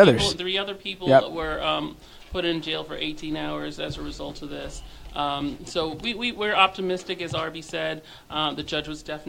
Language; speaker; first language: English; native; English